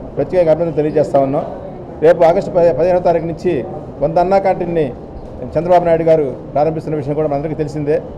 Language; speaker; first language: Telugu; native; Telugu